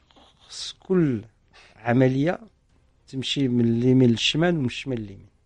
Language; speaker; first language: Arabic; native; Arabic